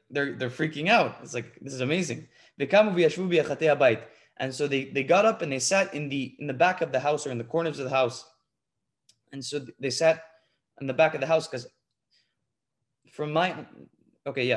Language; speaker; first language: English; native; English